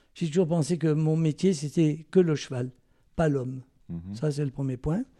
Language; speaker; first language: French; native; French